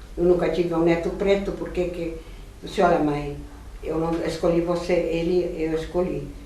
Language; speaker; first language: Portuguese; non-native, fluent; German